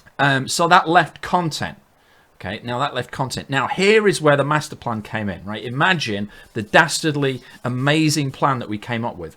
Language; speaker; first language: English; native; English